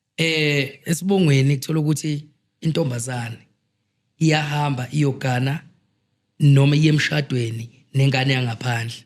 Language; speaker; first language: Zulu; native; Zulu